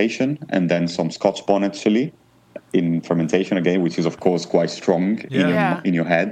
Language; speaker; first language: English; non-native, fluent; Italian